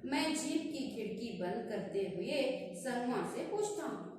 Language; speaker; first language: Hindi; non-native, local second language; Kannada